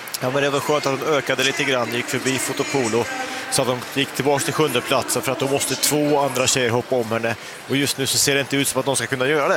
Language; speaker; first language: Swedish; native; Swedish